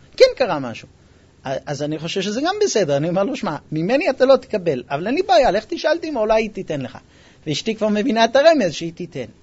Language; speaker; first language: Hebrew; non-native, fluent; English